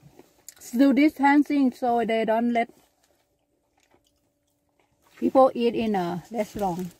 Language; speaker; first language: English; non-native, learner; Thai